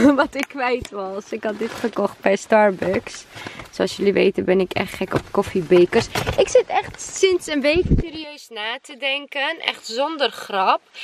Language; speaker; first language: Dutch; non-native, fluent; Chechen